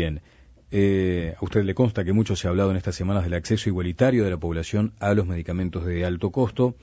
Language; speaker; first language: Spanish; native; Spanish